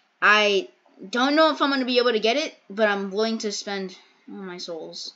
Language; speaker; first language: English; native; English